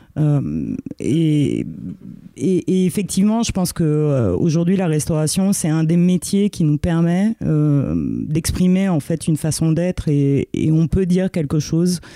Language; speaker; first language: French; early bilingual, other home language; Romanian